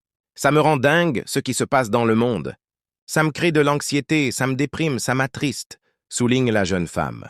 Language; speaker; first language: French; native; French